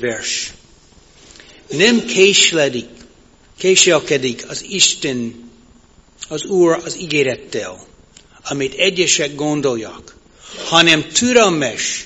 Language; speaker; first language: Hungarian; non-native, fluent; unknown